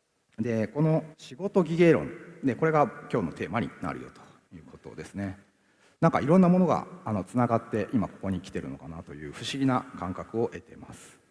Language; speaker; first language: Japanese; native; Japanese